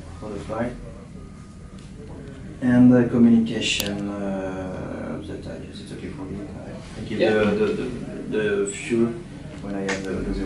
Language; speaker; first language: English; non-native, learner; French